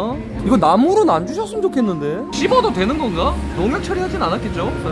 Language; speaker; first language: Korean; native; Korean